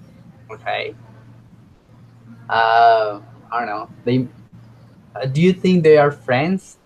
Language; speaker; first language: English; non-native, fluent; Spanish